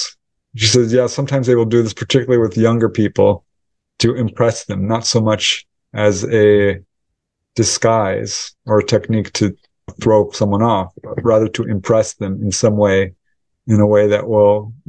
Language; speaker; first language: English; native; English